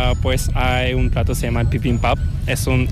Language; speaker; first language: Spanish; non-native, fluent; Korean